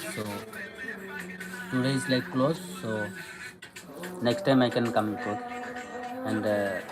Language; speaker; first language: English; non-native, learner; Bangla